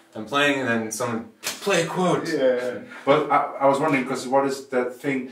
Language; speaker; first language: English; native; English